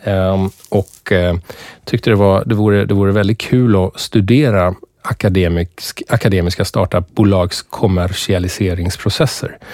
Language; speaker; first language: Swedish; early bilingual, other home language; Persian